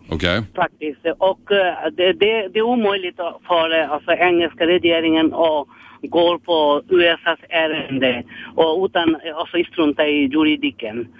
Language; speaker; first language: Swedish; non-native, fluent; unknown